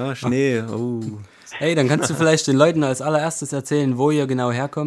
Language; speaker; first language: German; native; German